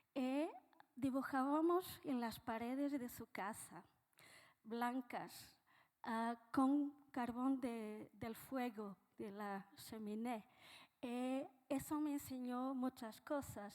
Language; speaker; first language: Spanish; non-native, fluent; Portuguese